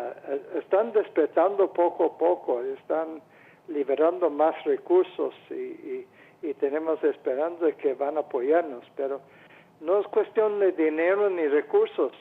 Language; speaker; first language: Spanish; non-native, fluent; English